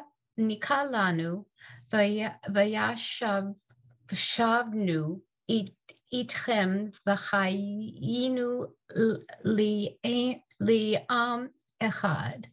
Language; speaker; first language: Hebrew; non-native, learner; English